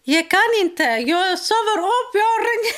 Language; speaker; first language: Swedish; non-native, learner; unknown